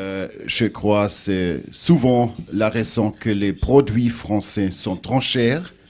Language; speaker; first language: French; non-native, learner; German